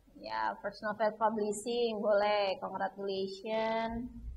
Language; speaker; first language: English; non-native, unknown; Indonesian